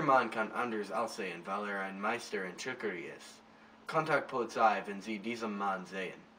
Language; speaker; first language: German; non-native, learner; English